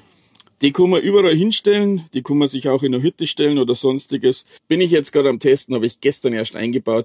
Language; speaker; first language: German; native; German